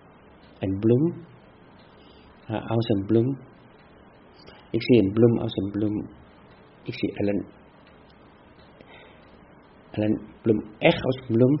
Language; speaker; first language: Dutch; non-native, fluent; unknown